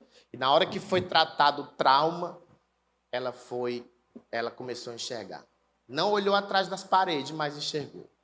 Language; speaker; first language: Portuguese; native; Portuguese